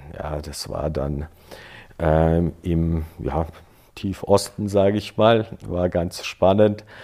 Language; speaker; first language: German; early bilingual, other home language; Croatian